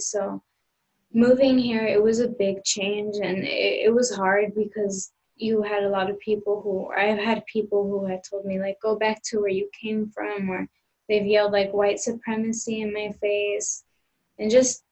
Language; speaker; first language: English; early bilingual, other home language; Spanish